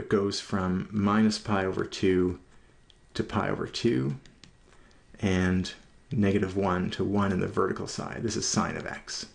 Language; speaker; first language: English; native; English